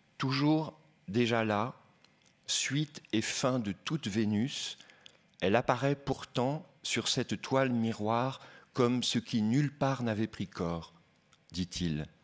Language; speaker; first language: French; native; French